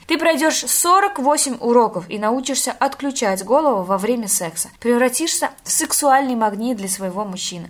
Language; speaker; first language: Russian; native; Russian